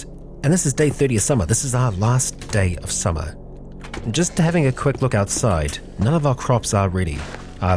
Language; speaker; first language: English; native; English